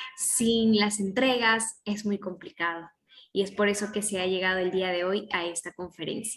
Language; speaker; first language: Spanish; native; Spanish